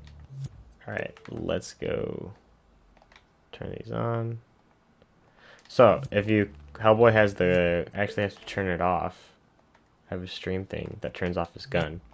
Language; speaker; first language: English; native; English